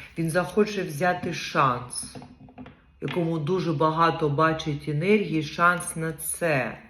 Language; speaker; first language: Ukrainian; non-native, local second language; Russian